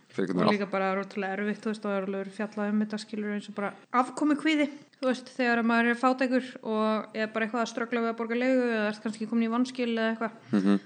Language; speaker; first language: Icelandic; non-native, fluent; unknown